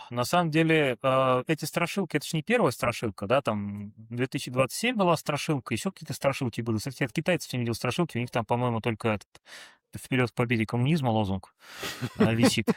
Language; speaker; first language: Russian; native; Russian